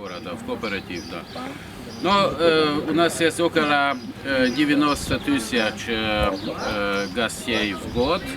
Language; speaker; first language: Russian; non-native, learner; Hungarian